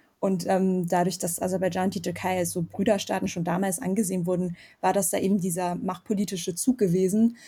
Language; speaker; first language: German; early bilingual, other home language; Armenian